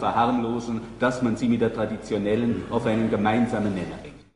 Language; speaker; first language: German; native; German